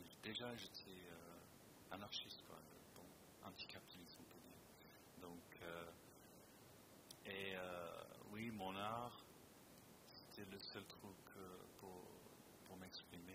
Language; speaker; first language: French; non-native, fluent; English